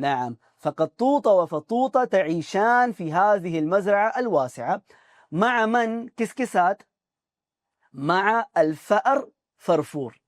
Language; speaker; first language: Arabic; non-native, fluent; Urdu